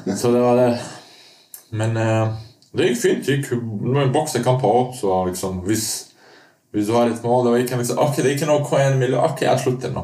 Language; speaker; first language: Norwegian; non-native, fluent; Bosnian